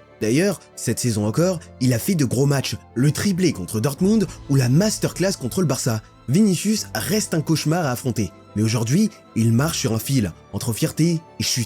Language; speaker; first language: French; native; French